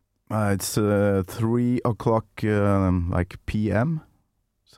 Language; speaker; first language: English; non-native, fluent; Norwegian